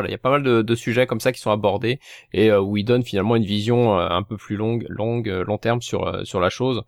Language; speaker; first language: French; native; French